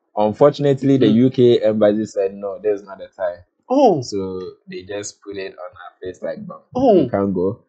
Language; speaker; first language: English; non-native, local second language; Akan